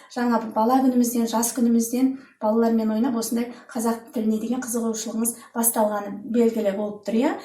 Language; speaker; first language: Kazakh; native; Kazakh